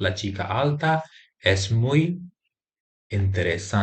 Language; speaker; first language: Spanish; non-native, fluent; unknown